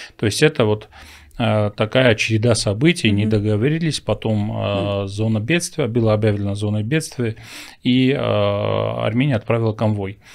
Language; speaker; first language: Russian; non-native, local second language; Armenian